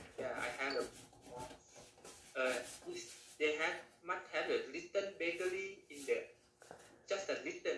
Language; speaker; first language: English; non-native, learner; Thai